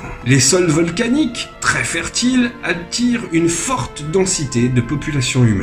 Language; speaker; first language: French; native; French